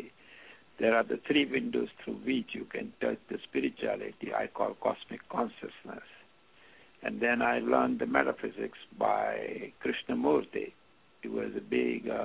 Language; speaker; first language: English; non-native, local second language; Gujarati